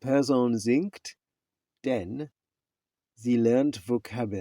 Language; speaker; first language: German; non-native, learner; English